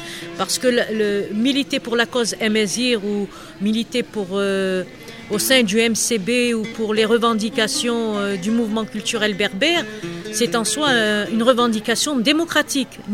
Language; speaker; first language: French; non-native, local second language; Kabyle